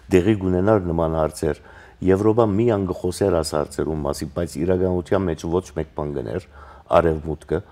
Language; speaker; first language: Armenian; native; Armenian